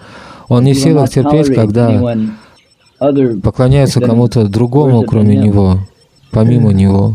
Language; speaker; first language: Russian; native; Russian